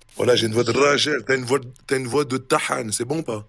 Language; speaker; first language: French; native; French